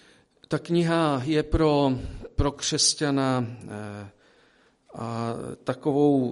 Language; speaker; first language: Czech; native; Czech